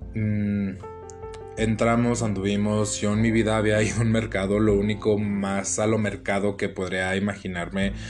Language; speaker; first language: Spanish; early bilingual, heritage; Spanish